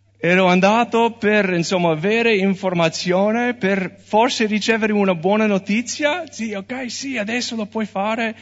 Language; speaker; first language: Italian; non-native, fluent; English